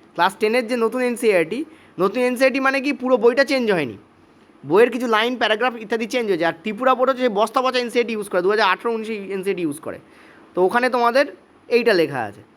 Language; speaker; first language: Bangla; native; Bangla